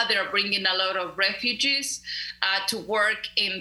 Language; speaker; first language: English; non-native, fluent; Spanish